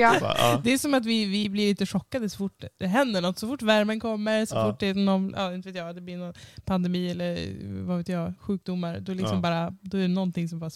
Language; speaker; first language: Swedish; native; Swedish